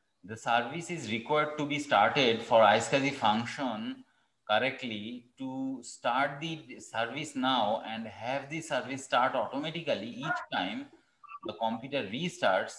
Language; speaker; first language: English; non-native, local second language; Bangla